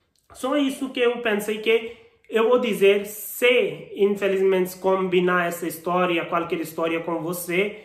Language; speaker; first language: Portuguese; non-native, learner; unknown